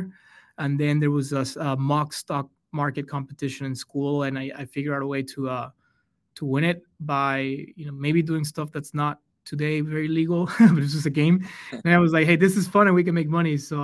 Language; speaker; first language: English; non-native, fluent; Spanish